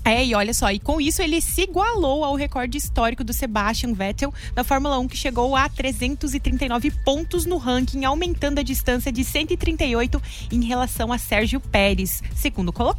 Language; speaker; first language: Portuguese; native; Portuguese